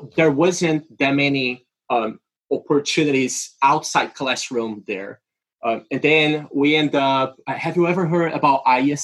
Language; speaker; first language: English; non-native, fluent; Portuguese